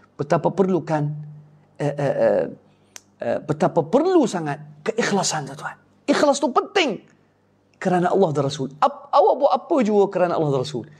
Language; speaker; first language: Malay; native; Malay